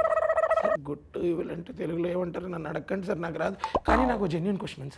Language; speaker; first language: Telugu; native; Telugu